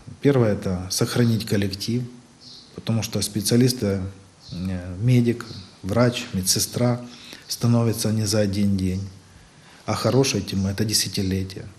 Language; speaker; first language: Russian; native; Russian